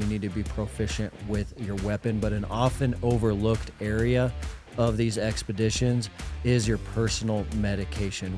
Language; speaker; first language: English; native; English